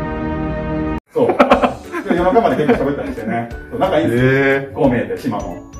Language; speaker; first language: Japanese; native; Japanese